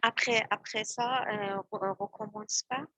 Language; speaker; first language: French; non-native, learner; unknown